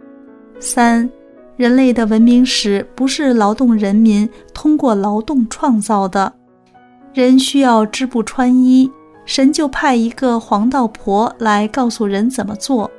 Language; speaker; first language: Chinese; native; Chinese